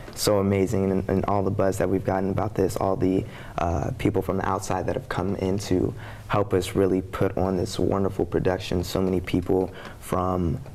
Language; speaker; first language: English; native; English